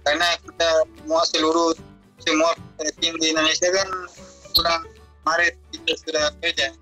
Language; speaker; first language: Indonesian; non-native, fluent; Spanish